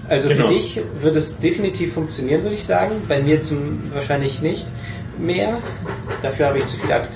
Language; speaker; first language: German; native; German